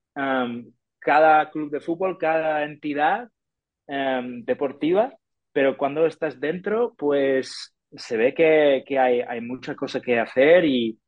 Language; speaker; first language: Spanish; non-native, fluent; English